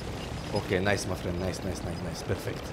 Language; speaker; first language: English; non-native, learner; French